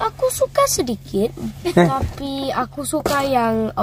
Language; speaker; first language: Indonesian; non-native, learner; Portuguese